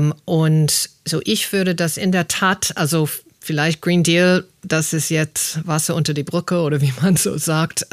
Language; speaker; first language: German; non-native, fluent; English